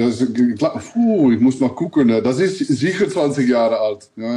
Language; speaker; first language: German; non-native, learner; Dutch